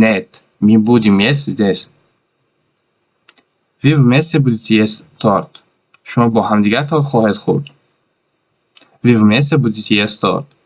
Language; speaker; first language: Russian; non-native, fluent; Tajik